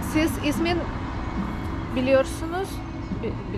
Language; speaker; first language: Turkish; non-native, learner; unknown